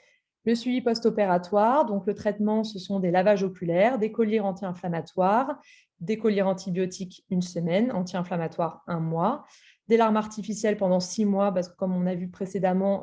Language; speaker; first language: French; native; French